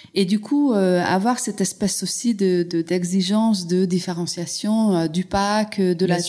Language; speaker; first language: French; non-native, fluent; Hungarian